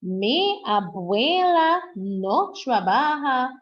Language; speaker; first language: Spanish; non-native, fluent; English